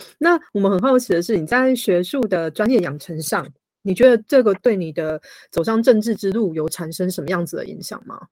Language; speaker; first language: Chinese; native; Chinese